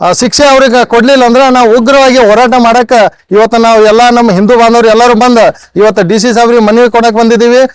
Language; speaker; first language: Kannada; non-native, local second language; Lambadi